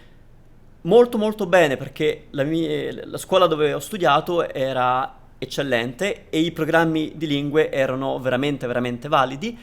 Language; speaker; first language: Italian; native; Italian